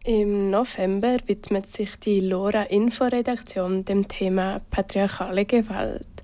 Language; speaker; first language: German; native; German